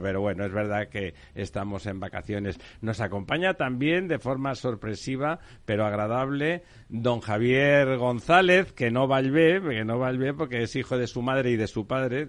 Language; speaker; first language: Spanish; native; Spanish